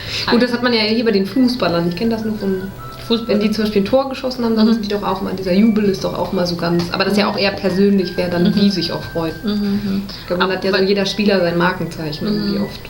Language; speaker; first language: German; native; German